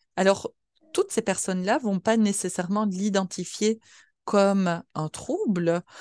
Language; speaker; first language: French; native; French